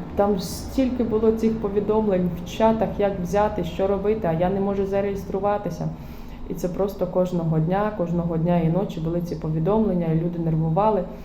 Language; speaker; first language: Ukrainian; native; Ukrainian